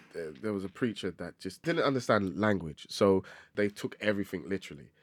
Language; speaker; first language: English; native; English